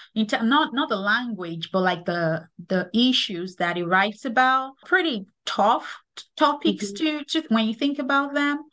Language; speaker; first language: English; non-native, local second language; Yoruba